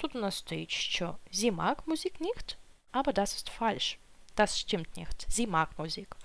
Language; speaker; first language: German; non-native, fluent; Ukrainian